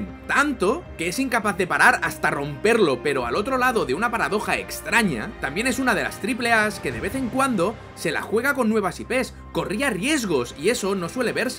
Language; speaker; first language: Spanish; native; Spanish